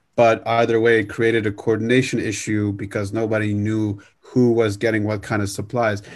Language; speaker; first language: English; native; English